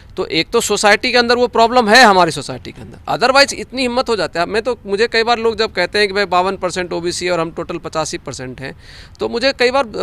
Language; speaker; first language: Hindi; native; Hindi